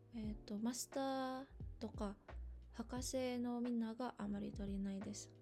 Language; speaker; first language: Japanese; non-native, fluent; Indonesian